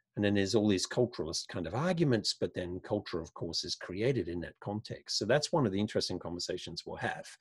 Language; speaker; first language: English; native; English